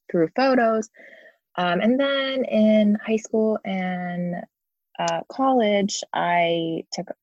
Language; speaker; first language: English; native; English